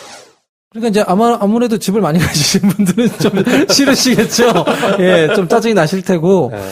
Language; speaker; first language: Korean; native; Korean